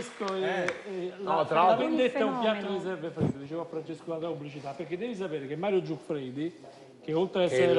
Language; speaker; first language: Italian; native; Italian